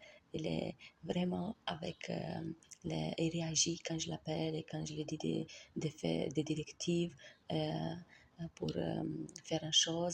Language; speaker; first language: French; non-native, learner; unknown